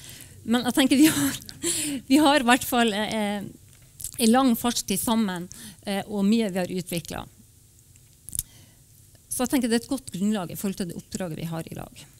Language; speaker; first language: Norwegian; native; Norwegian